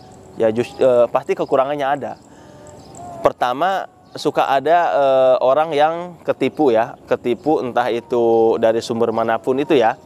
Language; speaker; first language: Indonesian; native; Indonesian